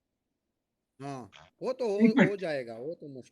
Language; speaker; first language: Hindi; non-native, local second language; Pashto